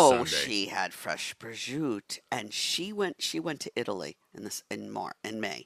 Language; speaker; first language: English; native; English